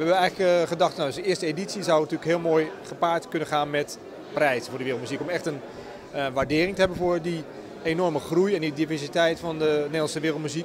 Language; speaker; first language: Dutch; native; Dutch